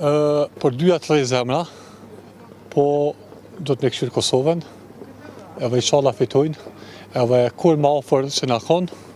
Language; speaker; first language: Albanian; native; Albanian